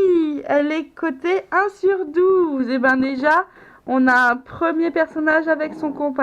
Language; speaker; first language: French; native; French